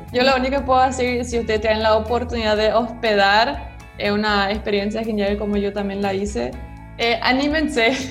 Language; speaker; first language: Spanish; non-native, fluent; German